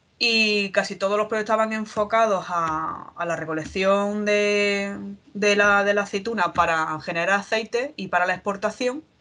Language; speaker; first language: Spanish; native; Spanish